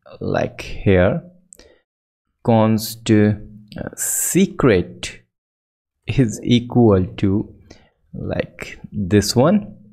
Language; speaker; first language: English; non-native, local second language; Hindi